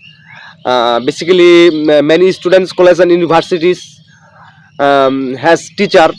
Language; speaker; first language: English; non-native, local second language; Bangla